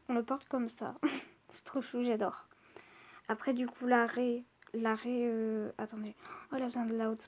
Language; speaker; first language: French; native; French